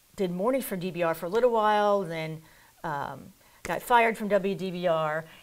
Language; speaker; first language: English; native; English